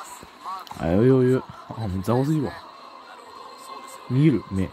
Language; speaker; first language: Japanese; native; Japanese